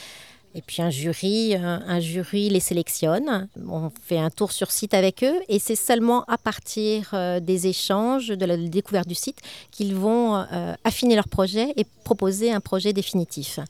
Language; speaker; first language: French; native; French